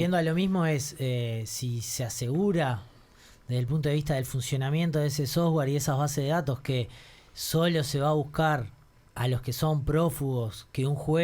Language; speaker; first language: Spanish; native; Spanish